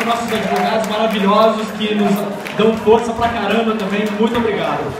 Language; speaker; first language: Portuguese; native; Portuguese